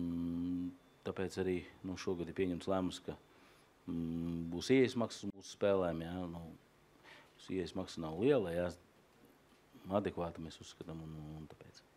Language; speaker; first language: Latvian; native; Latvian